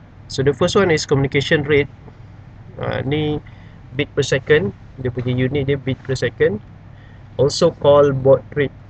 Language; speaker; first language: English; non-native, local second language; Malay